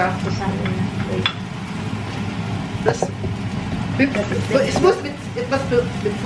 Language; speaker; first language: German; non-native, learner; Filipino